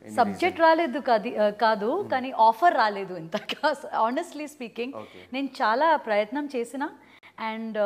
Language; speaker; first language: Telugu; early bilingual, heritage; Telugu